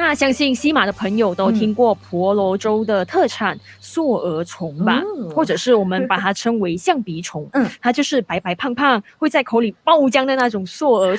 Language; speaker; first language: Chinese; native; Chinese